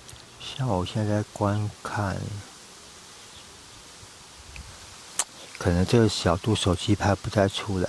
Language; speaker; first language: Chinese; native; Chinese